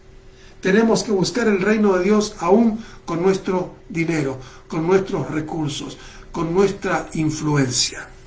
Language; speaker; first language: Spanish; native; Spanish